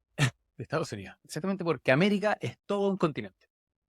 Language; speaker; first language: Spanish; native; Spanish